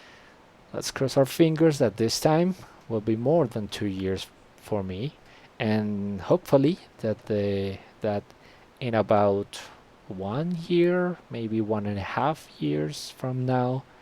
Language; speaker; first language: English; non-native, fluent; Spanish